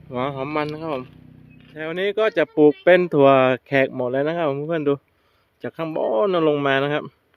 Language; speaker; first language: Thai; native; Thai